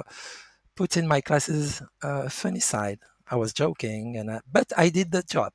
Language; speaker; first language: English; non-native, fluent; French